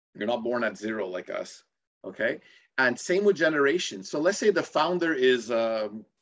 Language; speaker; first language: English; native; English